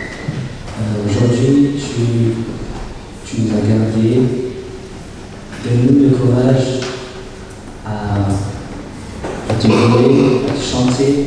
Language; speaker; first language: French; non-native, fluent; Chinese